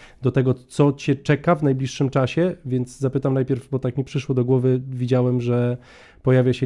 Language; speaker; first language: Polish; native; Polish